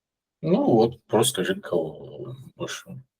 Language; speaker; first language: Russian; native; Russian